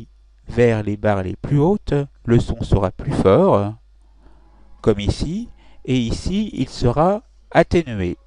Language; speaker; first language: French; native; French